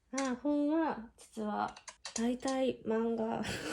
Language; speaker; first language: Japanese; non-native, learner; Korean